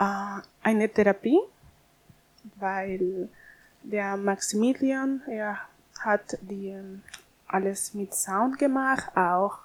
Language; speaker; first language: German; non-native, learner; Spanish